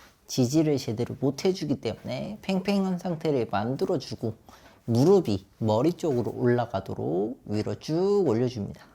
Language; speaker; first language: Korean; native; Korean